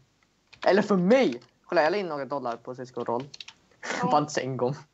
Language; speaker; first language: Swedish; native; Swedish